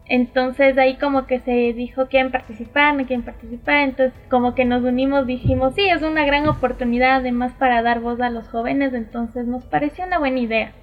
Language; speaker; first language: Spanish; native; Spanish